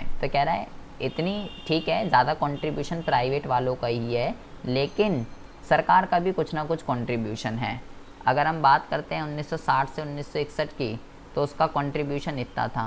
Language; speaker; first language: Hindi; native; Hindi